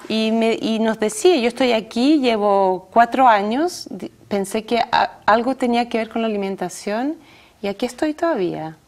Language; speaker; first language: Spanish; non-native, fluent; French